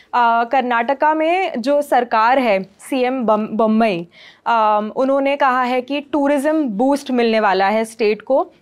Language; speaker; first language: Hindi; non-native, local second language; Gujarati